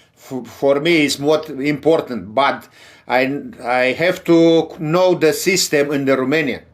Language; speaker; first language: English; non-native, learner; Romanian